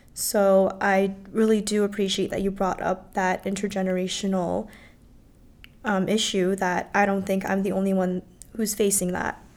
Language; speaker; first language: English; early bilingual, other home language; Korean